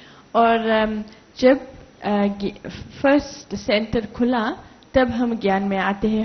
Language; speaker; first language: Hindi; non-native, learner; English